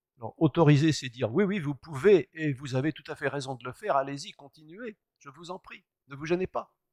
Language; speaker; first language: French; native; French